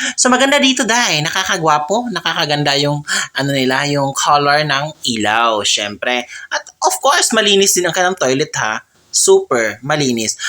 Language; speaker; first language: Filipino; non-native, local second language; Cebuano